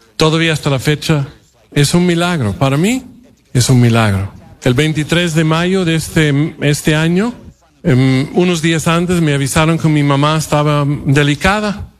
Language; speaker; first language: Spanish; non-native, fluent; English